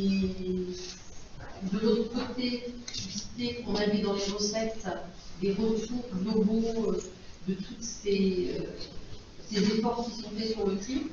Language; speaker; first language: French; native; French